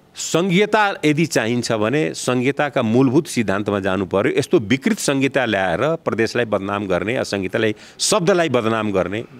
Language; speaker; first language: Nepali; non-native, local second language; Bhojpuri